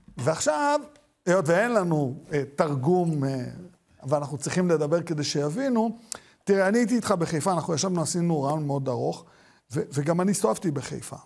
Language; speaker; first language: Hebrew; native; Hebrew